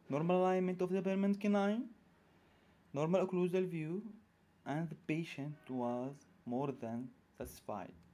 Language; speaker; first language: English; non-native, fluent; Arabic